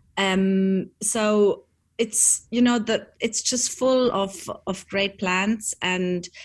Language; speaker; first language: English; non-native, fluent; German